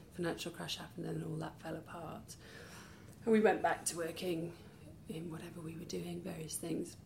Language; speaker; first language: English; native; English